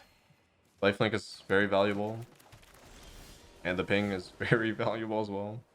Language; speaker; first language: English; native; English